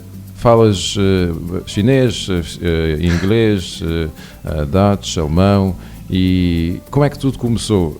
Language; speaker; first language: Portuguese; non-native, local second language; Kabuverdianu